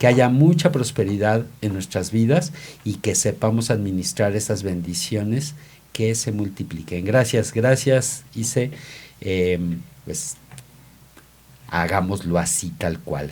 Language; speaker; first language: Spanish; native; Spanish